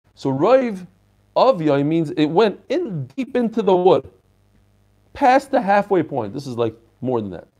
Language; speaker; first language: English; non-native, fluent; Hebrew